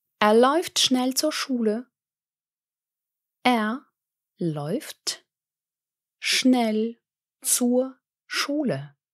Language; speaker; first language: German; non-native, fluent; Russian